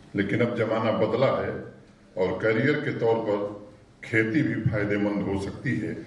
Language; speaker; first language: Hindi; native; Hindi